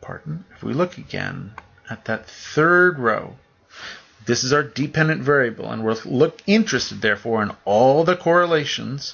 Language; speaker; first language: English; native; English